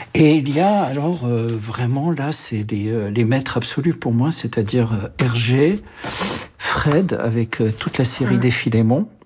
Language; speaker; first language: French; early bilingual, other home language; Arabic